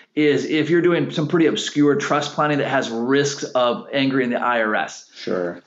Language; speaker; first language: English; native; English